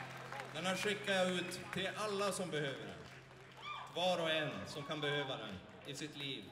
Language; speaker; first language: Swedish; native; Swedish